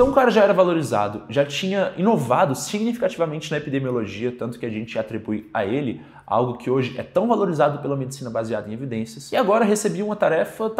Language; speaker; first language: Portuguese; native; Portuguese